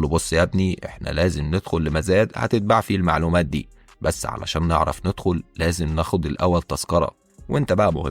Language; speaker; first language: Arabic; native; Arabic